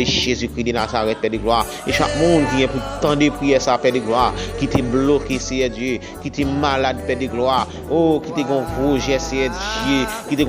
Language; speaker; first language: French; non-native, local second language; Haitian Creole